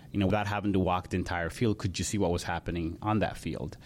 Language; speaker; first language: English; early bilingual, other home language; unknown